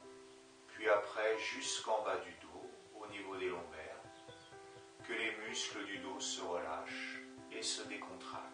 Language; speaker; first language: French; native; French